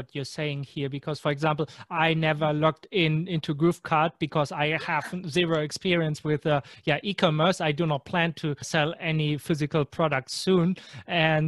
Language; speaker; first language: English; non-native, fluent; German